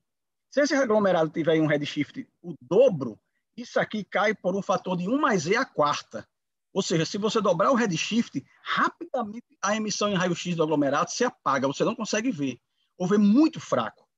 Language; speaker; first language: Portuguese; native; Portuguese